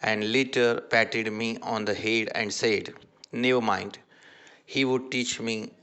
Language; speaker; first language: English; non-native, local second language; Marathi